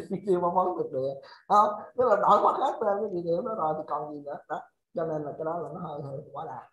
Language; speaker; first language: Vietnamese; native; Vietnamese